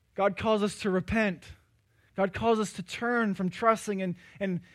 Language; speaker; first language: English; native; English